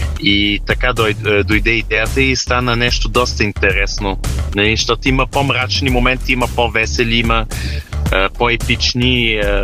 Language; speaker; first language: Bulgarian; early bilingual, heritage; Bulgarian